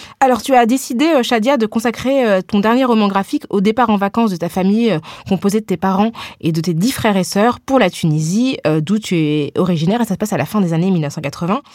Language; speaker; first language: French; early bilingual, other home language; Wolof